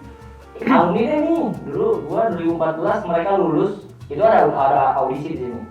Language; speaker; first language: Indonesian; native; Indonesian